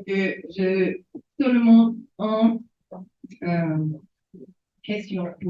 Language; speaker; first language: French; non-native, learner; Portuguese